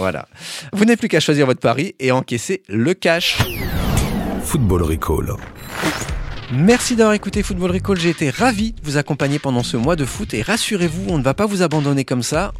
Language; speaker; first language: French; native; French